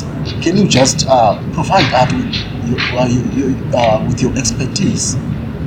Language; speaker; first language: English; non-native, local second language; Shona